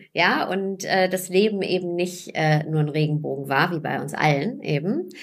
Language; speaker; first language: German; early bilingual, other home language; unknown